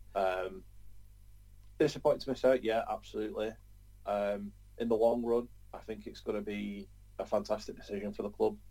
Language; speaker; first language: English; native; English